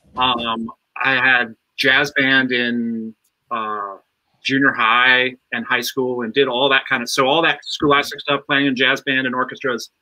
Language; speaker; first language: English; native; English